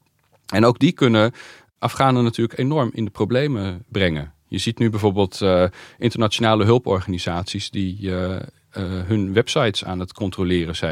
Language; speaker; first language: Dutch; native; Dutch